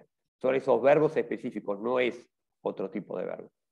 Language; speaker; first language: Spanish; native; Spanish